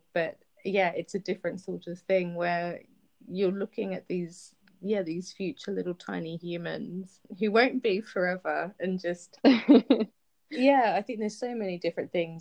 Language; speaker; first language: English; native; English